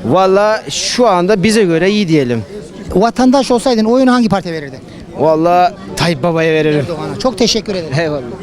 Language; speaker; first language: Turkish; native; Turkish